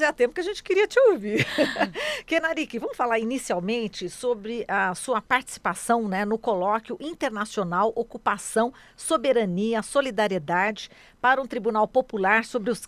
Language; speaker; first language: Portuguese; native; Portuguese